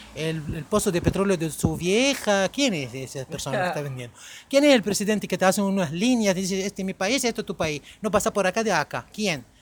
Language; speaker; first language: Spanish; non-native, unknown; Arabic